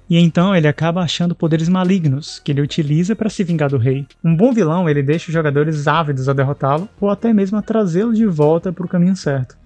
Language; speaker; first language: Portuguese; native; Portuguese